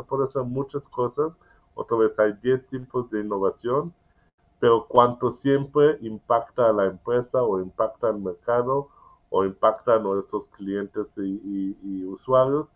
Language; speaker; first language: Spanish; non-native, learner; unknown